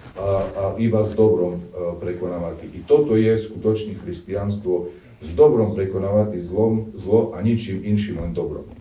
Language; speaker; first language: Slovak; non-native, local second language; Rusyn